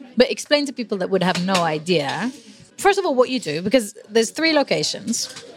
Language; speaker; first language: English; non-native, fluent; Hebrew